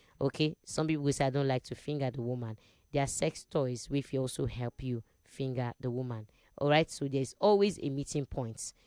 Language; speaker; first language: Nigerian Pidgin; non-native, local second language; Igbo